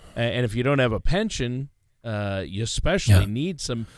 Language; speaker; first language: English; native; English